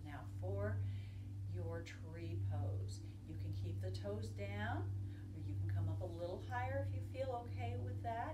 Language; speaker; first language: English; native; English